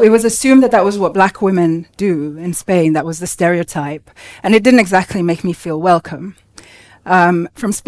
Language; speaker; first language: English; non-native, local second language; Finnish